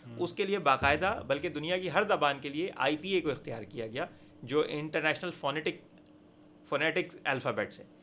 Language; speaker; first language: Urdu; native; Urdu